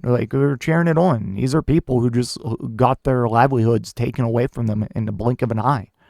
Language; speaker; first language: English; native; English